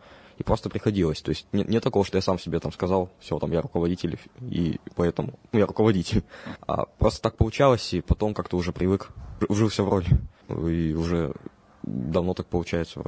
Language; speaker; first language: Russian; native; Russian